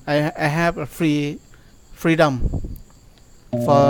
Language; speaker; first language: English; non-native, learner; Thai